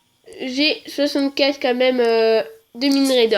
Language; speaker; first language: French; native; French